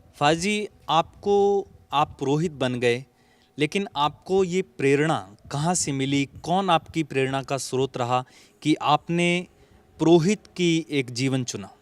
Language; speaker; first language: Hindi; native; Hindi